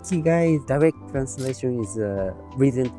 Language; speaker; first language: English; non-native, learner; Japanese